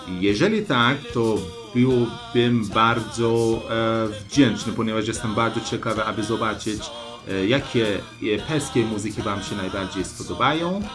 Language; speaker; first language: Polish; non-native, learner; Persian